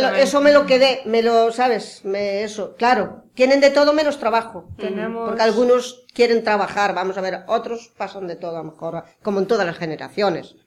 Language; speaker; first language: Spanish; native; Spanish